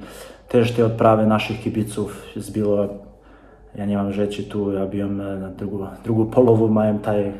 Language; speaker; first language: Polish; non-native, learner; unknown